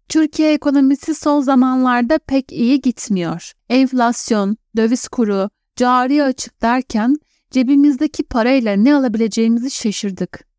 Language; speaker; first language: Turkish; native; Turkish